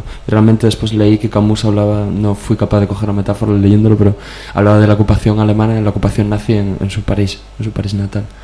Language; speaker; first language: Spanish; native; Spanish